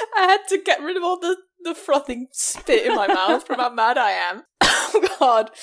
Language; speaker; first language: English; native; English